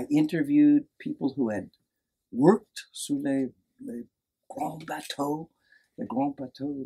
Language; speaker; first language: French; non-native, learner; English